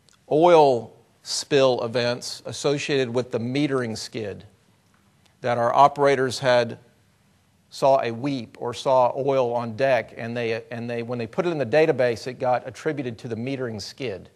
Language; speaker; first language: English; native; English